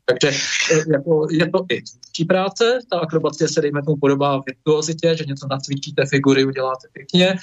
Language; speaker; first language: Czech; native; Czech